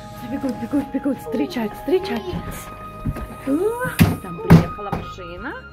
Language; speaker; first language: Russian; native; Russian